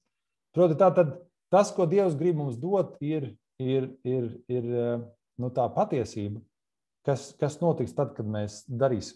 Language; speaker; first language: Latvian; native; Latvian